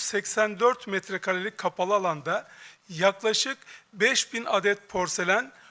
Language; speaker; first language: Turkish; native; Turkish